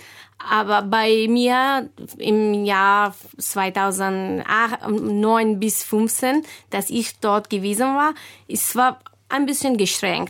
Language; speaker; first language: German; non-native, learner; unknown